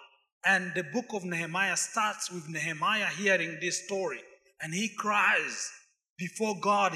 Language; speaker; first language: English; non-native, fluent; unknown